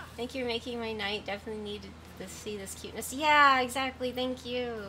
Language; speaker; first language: English; native; English